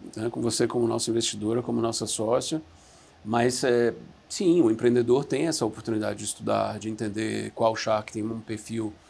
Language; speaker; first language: Portuguese; native; Portuguese